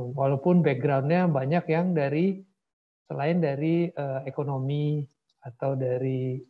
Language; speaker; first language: Indonesian; native; Indonesian